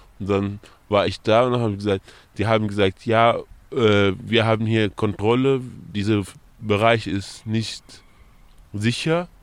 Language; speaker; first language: German; non-native, fluent; Arabic